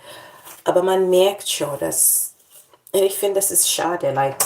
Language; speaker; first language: German; non-native, learner; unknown